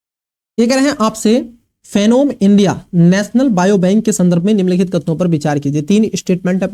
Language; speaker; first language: Hindi; native; Hindi